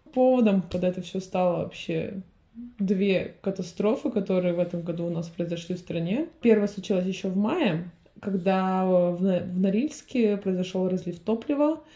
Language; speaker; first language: Russian; native; Russian